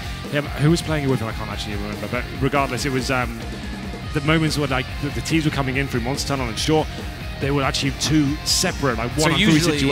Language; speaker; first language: English; native; English